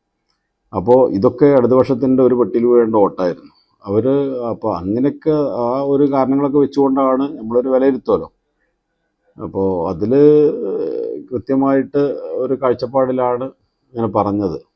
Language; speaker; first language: Malayalam; native; Malayalam